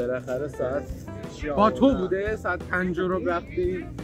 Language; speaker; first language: Persian; native; Persian